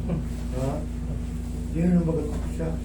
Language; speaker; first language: Filipino; native; Filipino